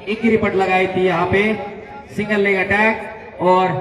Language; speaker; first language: Hindi; non-native, local second language; Marathi